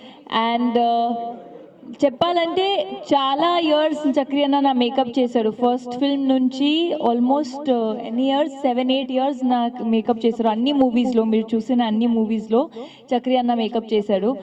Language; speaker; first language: Telugu; non-native, fluent; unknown